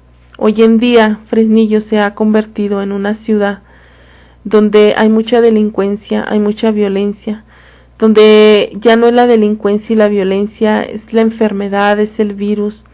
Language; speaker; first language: Spanish; native; Spanish